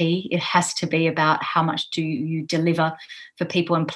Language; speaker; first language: English; native; English